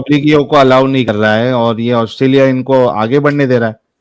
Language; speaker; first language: Hindi; native; Hindi